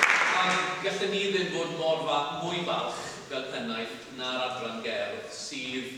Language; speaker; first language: Welsh; native; Welsh